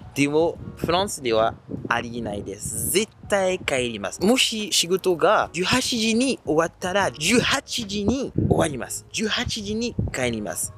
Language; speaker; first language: Japanese; non-native, fluent; French